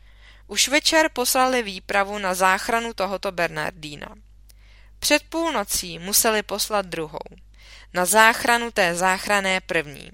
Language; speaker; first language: Czech; native; Czech